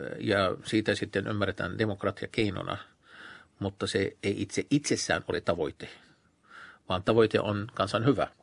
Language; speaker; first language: Finnish; non-native, fluent; Arabic